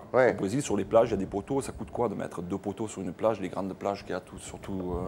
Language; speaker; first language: French; native; French